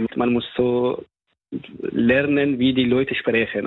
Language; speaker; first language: German; non-native, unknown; Persian